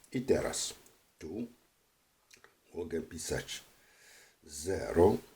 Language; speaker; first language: Polish; non-native, fluent; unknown